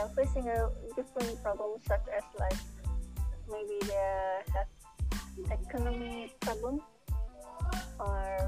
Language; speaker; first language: English; non-native, learner; Indonesian